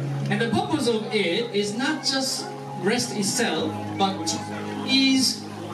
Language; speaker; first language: English; non-native, fluent; Korean